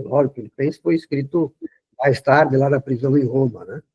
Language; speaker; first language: Portuguese; native; Portuguese